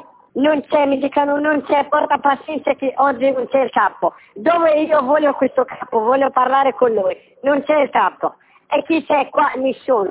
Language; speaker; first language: Italian; non-native, learner; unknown